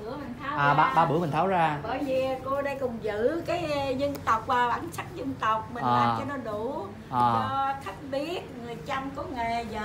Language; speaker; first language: Vietnamese; non-native, local second language; Western Cham